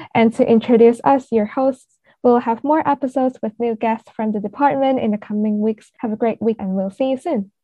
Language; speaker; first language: English; non-native, local second language; Cantonese